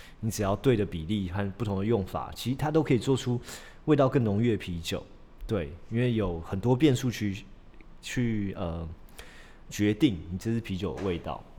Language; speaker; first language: Chinese; early bilingual, heritage; Chinese